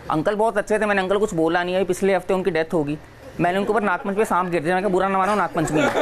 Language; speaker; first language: Hindi; native; Hindi